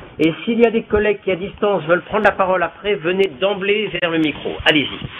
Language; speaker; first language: French; native; French